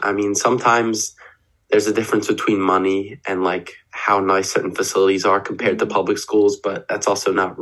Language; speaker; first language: English; native; English